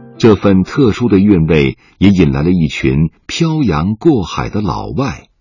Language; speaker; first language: Chinese; native; Chinese